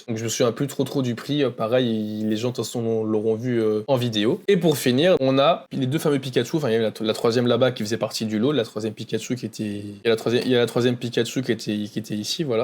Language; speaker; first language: French; native; French